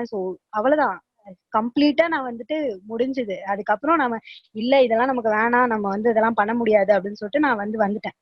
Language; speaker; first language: Tamil; native; Tamil